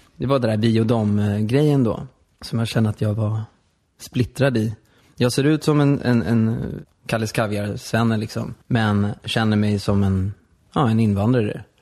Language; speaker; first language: Swedish; native; Swedish